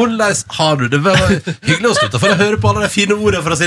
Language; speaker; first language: Norwegian; native; Norwegian